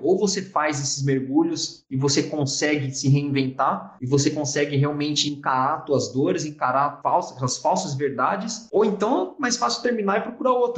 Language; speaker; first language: Portuguese; native; Portuguese